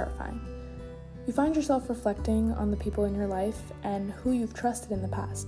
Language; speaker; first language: English; native; English